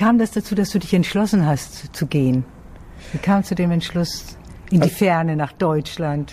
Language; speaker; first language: German; native; German